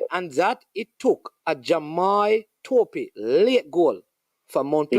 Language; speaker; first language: English; non-native, local second language; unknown